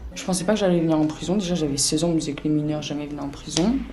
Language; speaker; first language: French; native; French